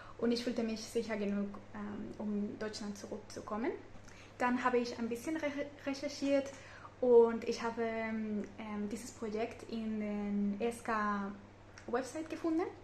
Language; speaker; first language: German; non-native, fluent; Spanish